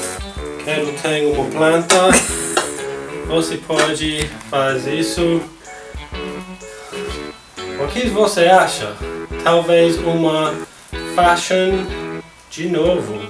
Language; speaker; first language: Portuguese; non-native, learner; English